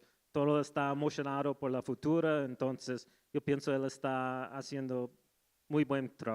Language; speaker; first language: Spanish; non-native, learner; English